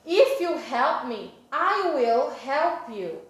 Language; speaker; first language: English; non-native, fluent; Portuguese